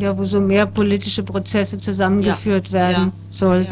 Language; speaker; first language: German; native; German